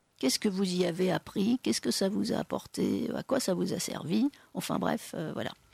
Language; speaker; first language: French; native; French